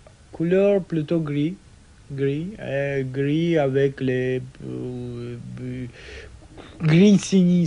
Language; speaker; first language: French; non-native, fluent; Russian